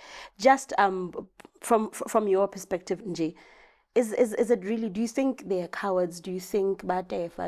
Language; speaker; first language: English; non-native, local second language; Southern Sotho